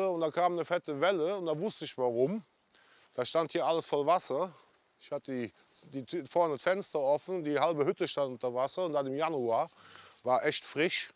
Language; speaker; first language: German; native; German